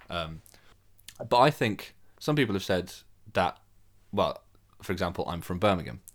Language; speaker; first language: English; native; English